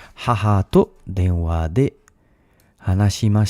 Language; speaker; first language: Japanese; non-native, learner; English